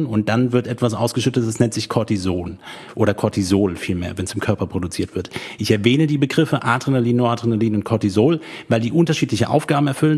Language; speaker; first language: German; native; German